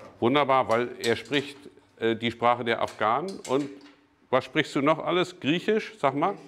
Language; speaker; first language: German; native; German